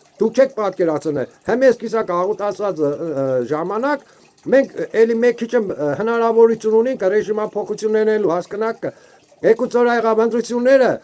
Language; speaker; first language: Armenian; native; Armenian